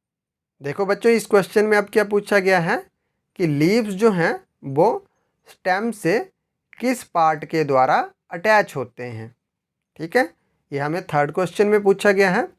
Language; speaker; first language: Hindi; native; Hindi